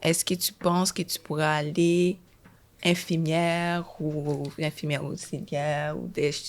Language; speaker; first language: French; early bilingual, other home language; Haitian Creole